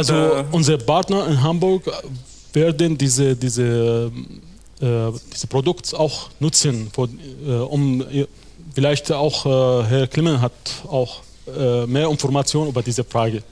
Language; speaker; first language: German; non-native, fluent; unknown